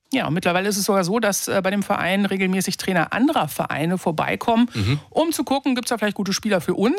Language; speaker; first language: German; native; German